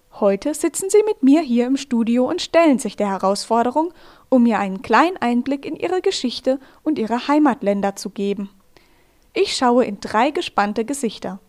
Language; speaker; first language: German; native; German